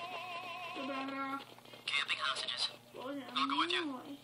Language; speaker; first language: Czech; non-native, learner; Slovak